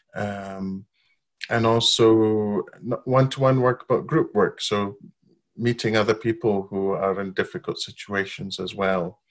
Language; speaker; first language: English; non-native, fluent; Arabic